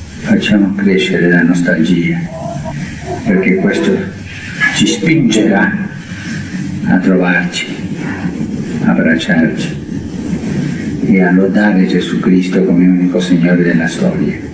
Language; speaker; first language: Italian; early bilingual, heritage; Spanish